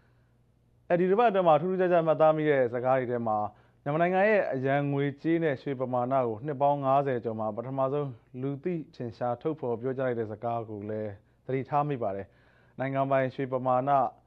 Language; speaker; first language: Burmese; native; Burmese